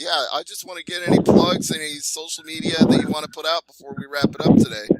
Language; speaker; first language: English; native; English